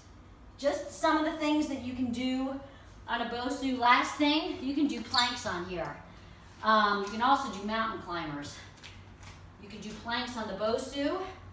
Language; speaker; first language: English; native; English